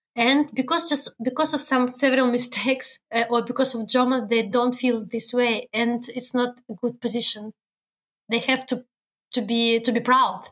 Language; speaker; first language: English; non-native, learner; Russian